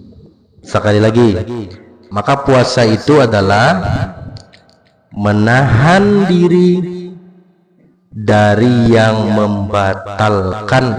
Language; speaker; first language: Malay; non-native, local second language; Banjar